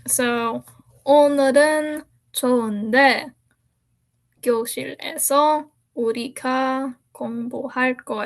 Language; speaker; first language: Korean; non-native, learner; English